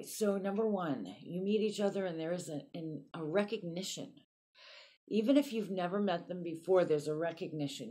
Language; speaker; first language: English; native; English